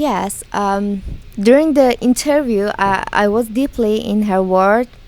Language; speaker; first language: English; non-native, learner; Persian